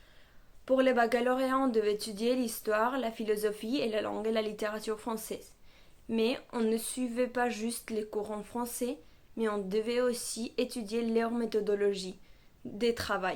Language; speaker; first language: French; non-native, fluent; Spanish